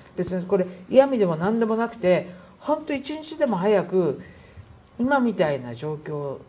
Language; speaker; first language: Japanese; native; Japanese